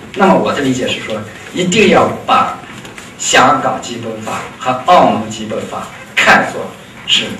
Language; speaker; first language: Chinese; native; Chinese